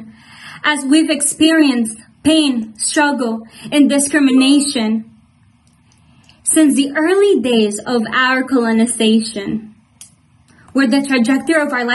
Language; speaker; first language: English; non-native, fluent; Spanish